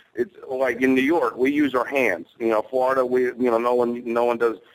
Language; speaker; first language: English; native; English